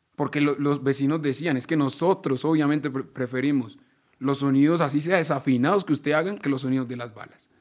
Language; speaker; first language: Spanish; native; Spanish